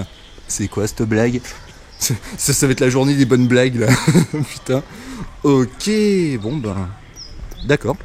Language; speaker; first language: French; native; French